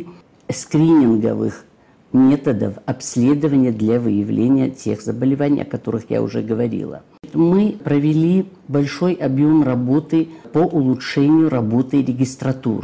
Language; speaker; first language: Russian; native; Russian